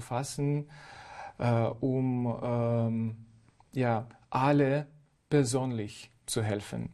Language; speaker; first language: German; non-native, fluent; Ukrainian